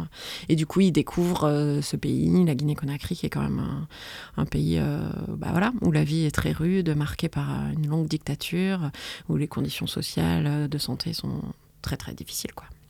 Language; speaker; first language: French; native; French